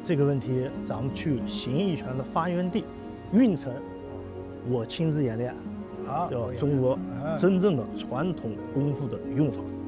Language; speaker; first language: Chinese; native; Chinese